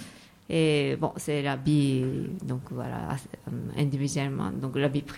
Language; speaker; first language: French; non-native, fluent; Japanese